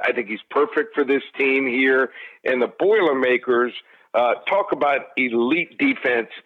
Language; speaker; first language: English; native; English